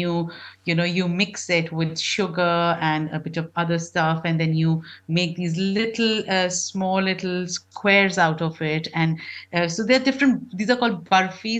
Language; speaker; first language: English; non-native, local second language; Punjabi